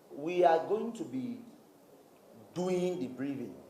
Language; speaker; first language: English; non-native, local second language; Yoruba